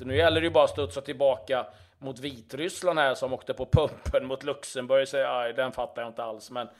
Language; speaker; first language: Swedish; native; Swedish